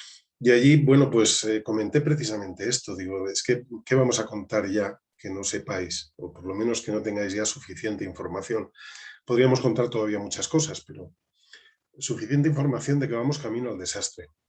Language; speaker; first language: Spanish; native; Spanish